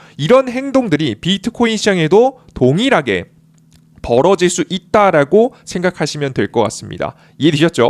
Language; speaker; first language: Korean; native; Korean